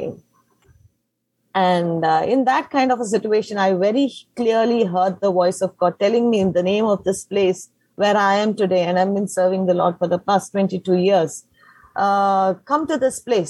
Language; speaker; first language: English; non-native, local second language; Konkani